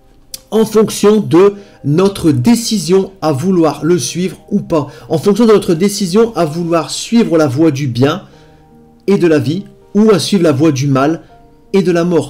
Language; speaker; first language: French; native; French